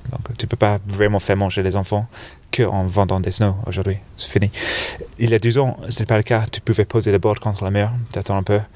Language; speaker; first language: French; non-native, fluent; English